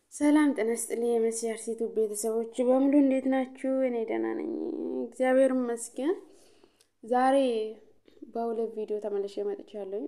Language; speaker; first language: Amharic; non-native, local second language; Oromo